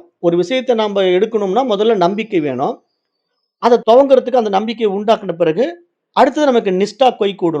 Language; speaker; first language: Tamil; native; Tamil